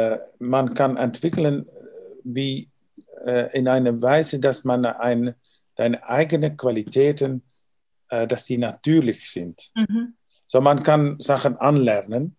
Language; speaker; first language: German; non-native, learner; Dutch